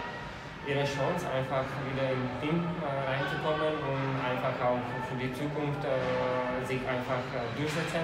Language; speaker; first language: German; non-native, fluent; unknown